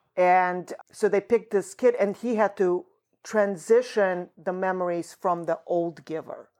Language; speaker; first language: English; early bilingual, other home language; Russian